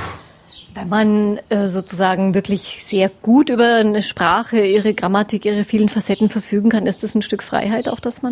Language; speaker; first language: German; native; German